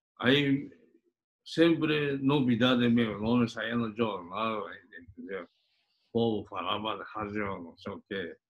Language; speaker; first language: Portuguese; non-native, fluent; Japanese